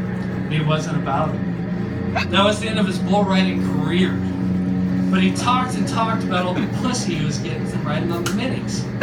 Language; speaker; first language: English; native; English